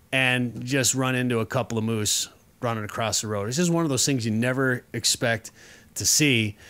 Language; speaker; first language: English; native; English